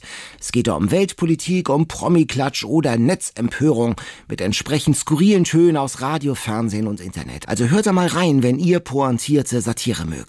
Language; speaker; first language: German; native; German